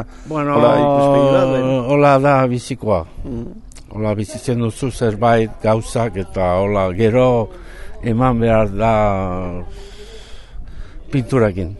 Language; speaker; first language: Basque; non-native, learner; Spanish